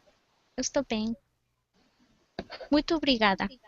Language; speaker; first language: Portuguese; non-native, learner; Spanish